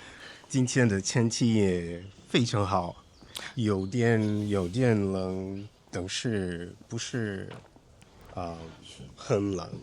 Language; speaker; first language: Chinese; non-native, learner; Portuguese